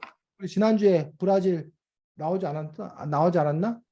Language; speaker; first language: Korean; native; Korean